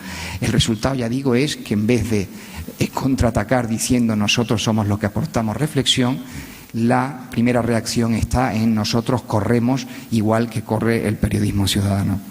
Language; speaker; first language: Spanish; native; Spanish